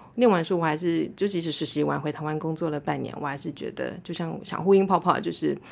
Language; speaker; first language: Chinese; native; Chinese